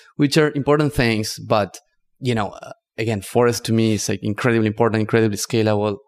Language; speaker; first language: English; non-native, fluent; Spanish